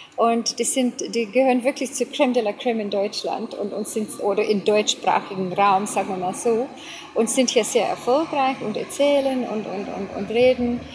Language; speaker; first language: German; non-native, fluent; Afrikaans